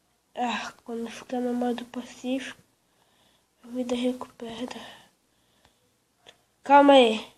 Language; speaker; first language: Portuguese; native; Portuguese